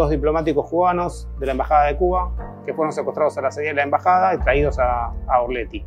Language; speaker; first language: Spanish; native; Spanish